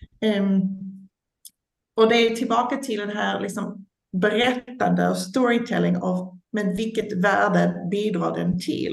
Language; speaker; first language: Swedish; non-native, fluent; English